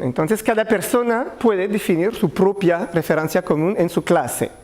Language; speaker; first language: Spanish; non-native, learner; French